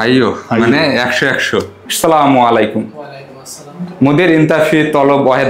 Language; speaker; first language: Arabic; non-native, learner; Bangla